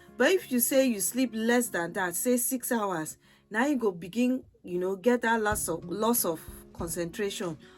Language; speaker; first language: Nigerian Pidgin; non-native, local second language; Yoruba